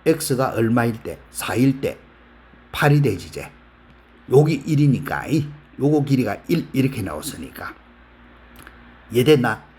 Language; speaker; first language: Korean; native; Korean